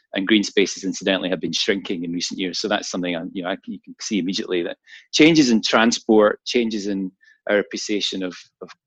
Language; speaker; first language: English; native; English